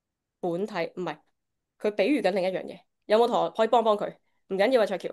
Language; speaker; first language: Cantonese; native; Cantonese